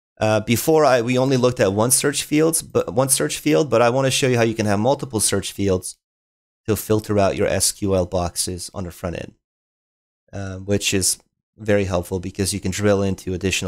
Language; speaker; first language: English; native; English